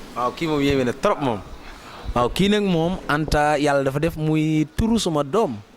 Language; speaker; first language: Wolof; native; Wolof